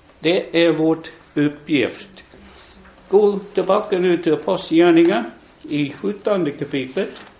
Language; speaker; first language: Swedish; non-native, fluent; English